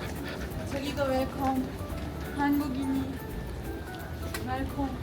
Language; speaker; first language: Korean; non-native, fluent; Turkish